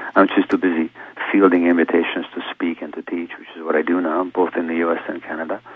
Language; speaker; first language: English; early bilingual, other home language; Hungarian